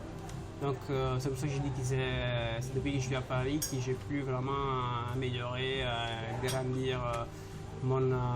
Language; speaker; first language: French; non-native, fluent; Italian